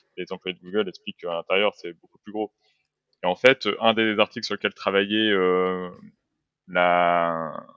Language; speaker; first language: French; native; French